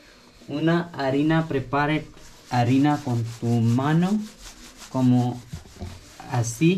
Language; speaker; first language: Spanish; non-native, learner; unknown